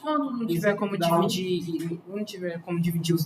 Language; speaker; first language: Portuguese; native; Portuguese